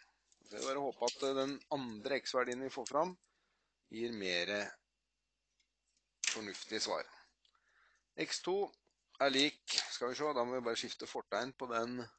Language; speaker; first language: Norwegian; native; Norwegian